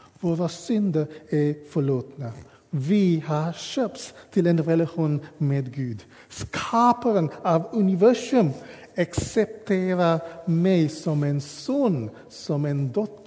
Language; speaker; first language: Swedish; non-native, fluent; English